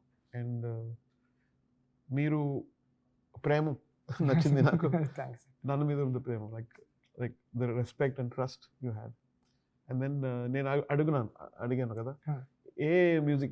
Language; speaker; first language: Telugu; non-native, learner; Tamil